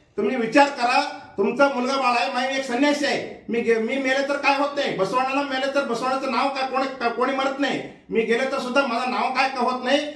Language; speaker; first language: Marathi; non-native, local second language; Kannada